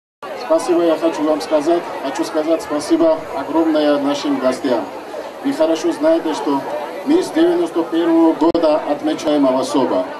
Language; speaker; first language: Russian; non-native, fluent; Armenian